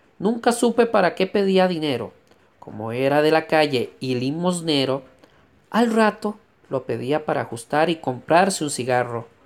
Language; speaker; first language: Spanish; native; Spanish